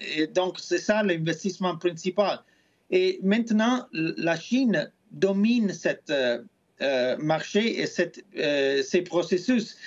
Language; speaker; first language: French; non-native, fluent; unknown